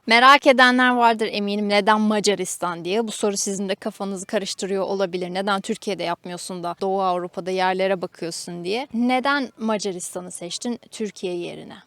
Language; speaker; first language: Turkish; native; Turkish